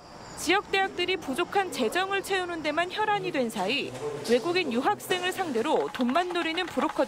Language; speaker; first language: Korean; native; Korean